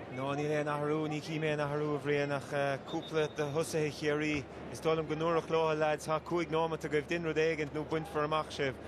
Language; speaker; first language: Irish; native; Irish